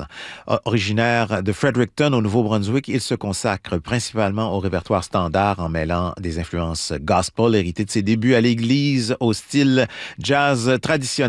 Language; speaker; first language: French; native; French